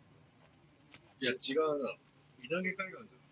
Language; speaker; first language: Japanese; native; Japanese